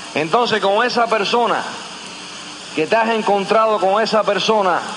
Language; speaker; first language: Spanish; early bilingual, heritage; Spanish